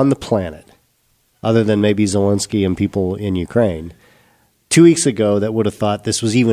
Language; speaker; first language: English; native; English